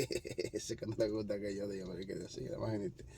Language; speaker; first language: Spanish; non-native, fluent; Haitian Creole